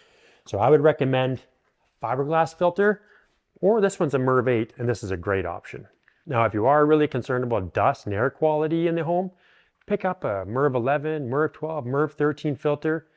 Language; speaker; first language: English; native; English